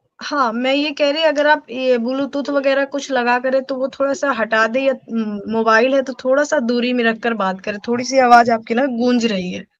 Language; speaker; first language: Hindi; native; Hindi